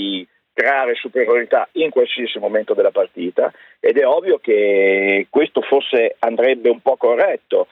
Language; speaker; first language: Italian; native; Italian